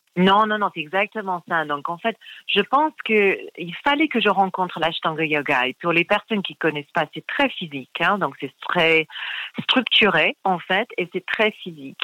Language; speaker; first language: French; non-native, fluent; English